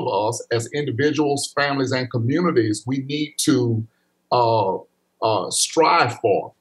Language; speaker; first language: English; native; English